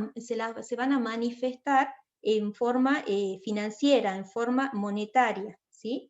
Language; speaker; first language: Spanish; native; Spanish